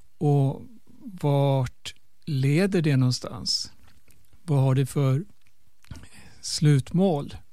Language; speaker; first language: Swedish; native; Swedish